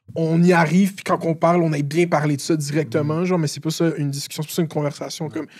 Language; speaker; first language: French; native; French